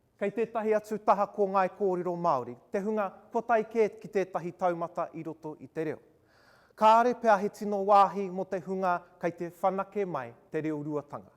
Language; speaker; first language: Māori; non-native, local second language; English